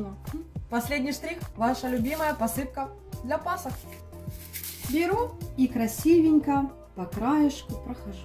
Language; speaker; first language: Russian; native; Russian